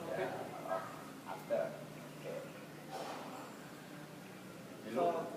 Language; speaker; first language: English; non-native, learner; Thai